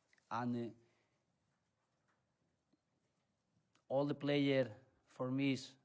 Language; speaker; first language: English; non-native, learner; Spanish